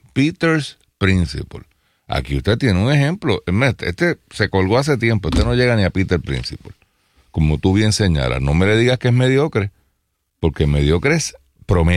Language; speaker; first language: Spanish; native; Spanish